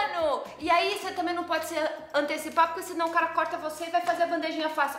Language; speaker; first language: Portuguese; native; Portuguese